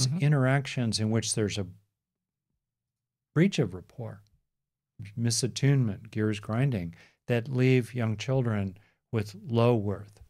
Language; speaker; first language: English; native; English